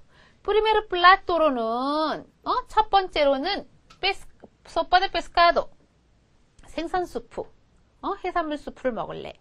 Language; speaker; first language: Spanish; non-native, fluent; Korean